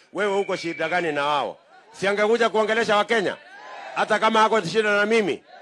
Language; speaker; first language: Swahili; non-native, local second language; Kalenjin